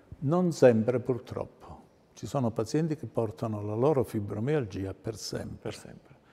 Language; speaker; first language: Italian; native; Italian